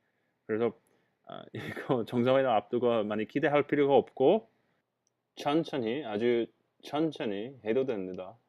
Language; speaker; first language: Korean; non-native, fluent; English